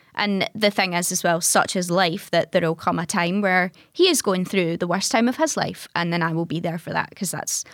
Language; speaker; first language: English; native; English